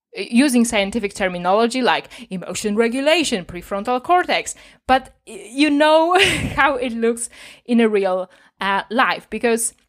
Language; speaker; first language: English; non-native, fluent; Polish